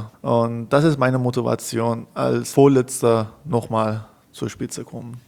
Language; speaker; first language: German; non-native, learner; Persian